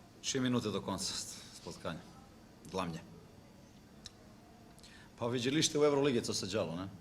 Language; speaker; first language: Polish; non-native, learner; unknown